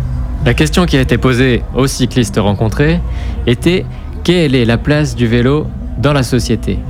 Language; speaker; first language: French; native; French